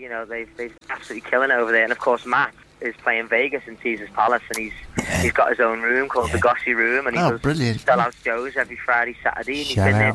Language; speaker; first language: English; native; English